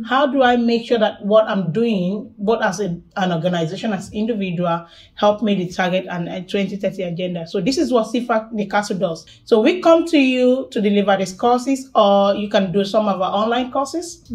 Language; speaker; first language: English; non-native, local second language; Yoruba